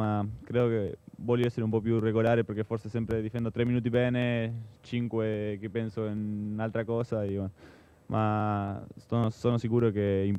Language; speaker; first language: Italian; non-native, fluent; Spanish